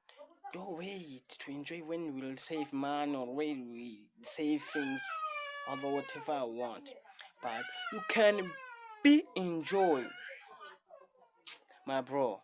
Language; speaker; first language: English; non-native, learner; Rundi